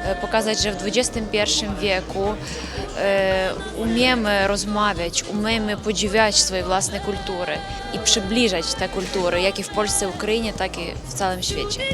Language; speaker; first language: Polish; non-native, fluent; Ukrainian